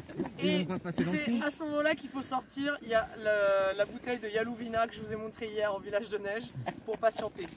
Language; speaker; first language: French; native; French